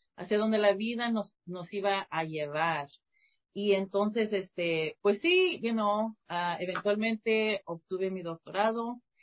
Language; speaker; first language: Spanish; early bilingual, heritage; Spanish